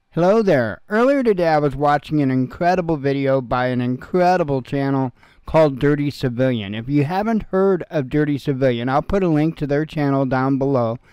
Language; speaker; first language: English; native; English